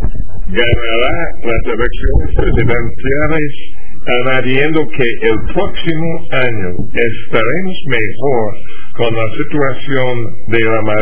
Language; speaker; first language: Spanish; non-native, fluent; English